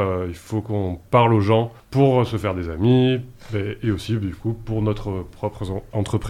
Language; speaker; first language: French; native; French